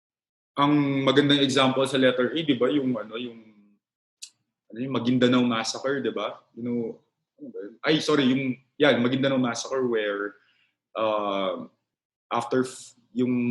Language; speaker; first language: Filipino; native; Filipino